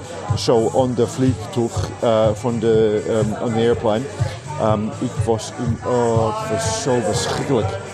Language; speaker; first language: Dutch; non-native, learner; English